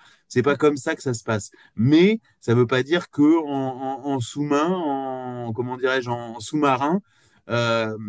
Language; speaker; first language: French; native; French